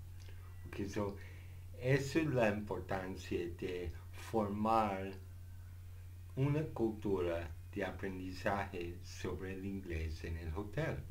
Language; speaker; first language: Spanish; non-native, fluent; English